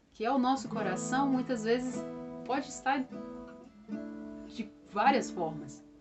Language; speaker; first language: Portuguese; native; Portuguese